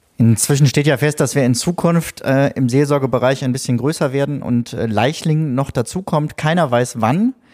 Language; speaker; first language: German; native; German